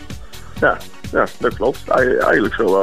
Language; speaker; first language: Dutch; native; Dutch